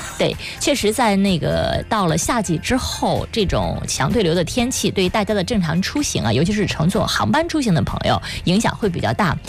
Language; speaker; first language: Chinese; native; Chinese